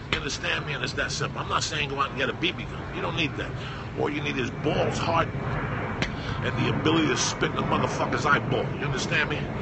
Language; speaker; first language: English; early bilingual, other home language; Spanish